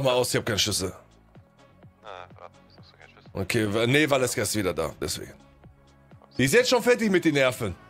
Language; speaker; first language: German; native; German